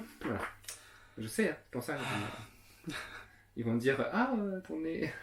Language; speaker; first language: French; native; French